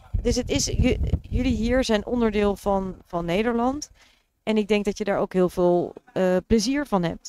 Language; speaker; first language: Dutch; native; Dutch